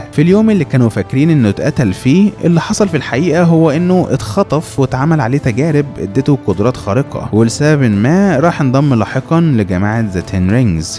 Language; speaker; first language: Arabic; native; Arabic